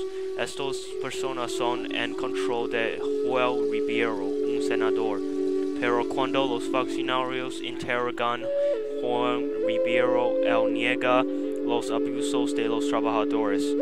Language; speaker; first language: Spanish; non-native, learner; English